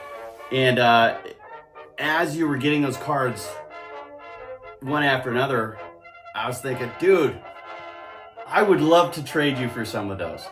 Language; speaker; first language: English; native; English